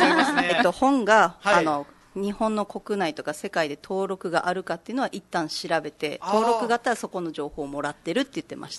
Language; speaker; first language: Japanese; native; Japanese